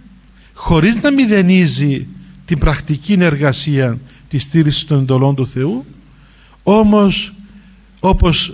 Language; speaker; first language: Greek; native; Greek